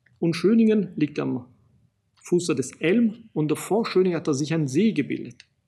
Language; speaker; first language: German; non-native, fluent; Italian